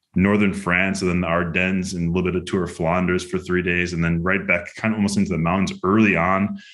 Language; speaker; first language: English; native; English